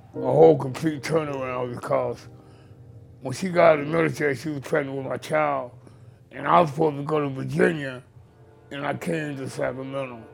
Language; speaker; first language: English; native; English